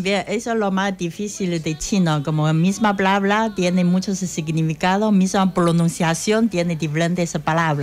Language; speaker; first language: Spanish; non-native, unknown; Chinese